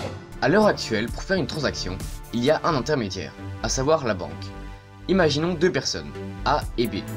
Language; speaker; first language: French; native; French